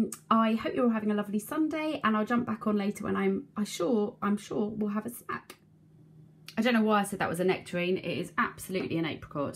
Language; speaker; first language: English; native; English